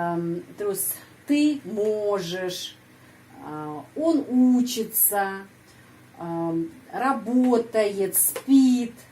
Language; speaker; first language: Russian; non-native, fluent; Indonesian